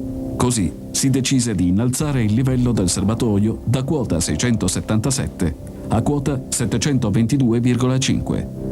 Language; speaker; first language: Italian; native; Italian